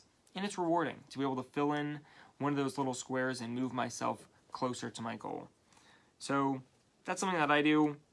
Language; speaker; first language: English; native; English